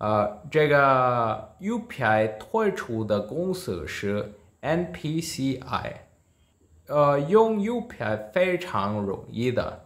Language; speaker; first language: Chinese; non-native, learner; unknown